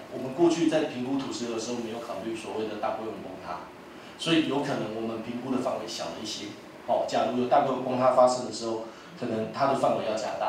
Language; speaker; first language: Chinese; native; Chinese